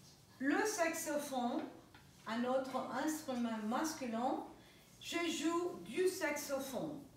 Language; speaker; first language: French; non-native, fluent; Spanish